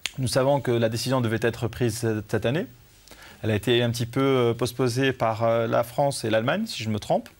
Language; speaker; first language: French; native; French